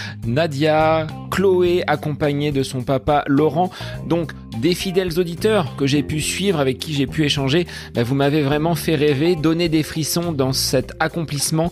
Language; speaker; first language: French; native; French